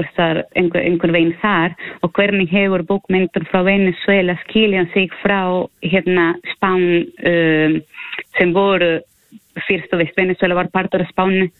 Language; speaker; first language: Icelandic; non-native, fluent; Spanish